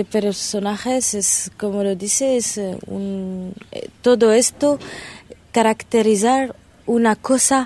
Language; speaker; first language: Spanish; non-native, learner; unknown